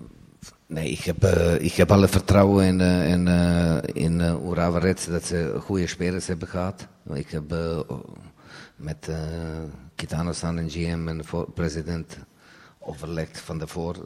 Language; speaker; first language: Dutch; non-native, fluent; Serbian